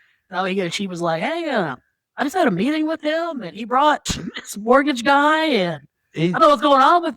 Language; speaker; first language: English; native; English